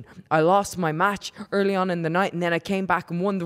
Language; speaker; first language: English; native; English